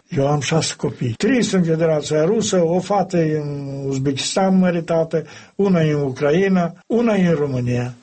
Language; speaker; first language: Romanian; native; Romanian